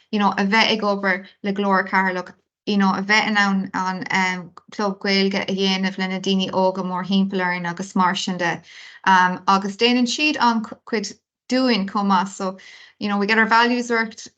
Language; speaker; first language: Irish; non-native, local second language; English